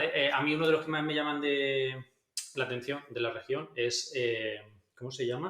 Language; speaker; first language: Spanish; native; Spanish